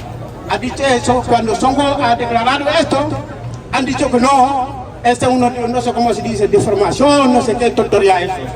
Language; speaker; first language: Spanish; non-native, learner; Wolof